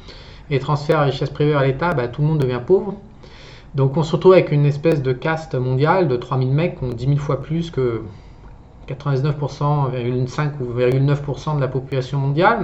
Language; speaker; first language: French; native; French